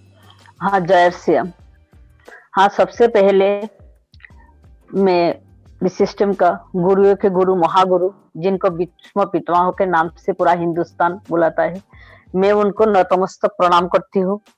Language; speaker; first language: Hindi; non-native, local second language; Bangla